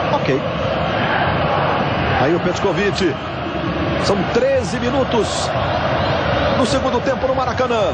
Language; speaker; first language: Portuguese; native; Portuguese